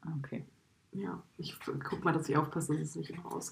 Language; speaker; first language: German; native; German